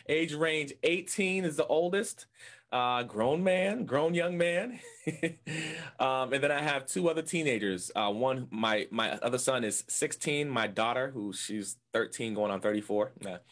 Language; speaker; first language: English; native; English